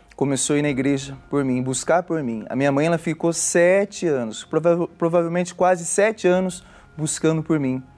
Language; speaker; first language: Portuguese; native; Portuguese